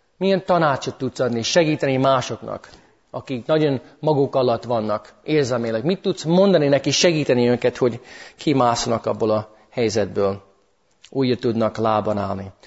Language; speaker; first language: Hungarian; early bilingual, heritage; English